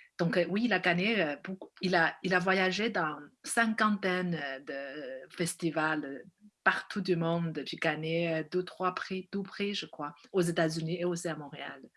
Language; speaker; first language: French; non-native, fluent; Chinese